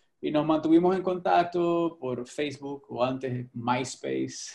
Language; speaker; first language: Spanish; native; Spanish